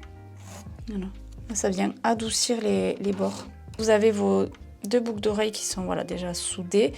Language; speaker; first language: French; native; French